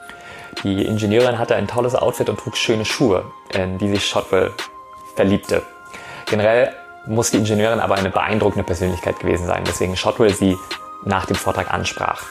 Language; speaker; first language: German; native; German